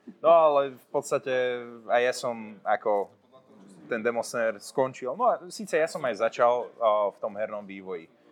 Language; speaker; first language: Slovak; non-native, local second language; Hungarian